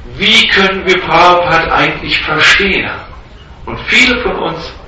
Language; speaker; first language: German; native; German